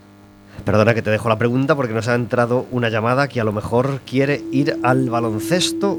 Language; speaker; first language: Spanish; native; Spanish